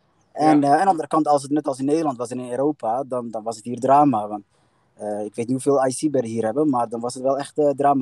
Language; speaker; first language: Dutch; early bilingual, other home language; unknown